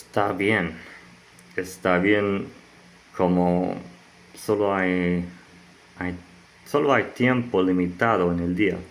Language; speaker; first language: Spanish; non-native, learner; English